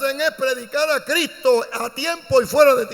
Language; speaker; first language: Spanish; native; Spanish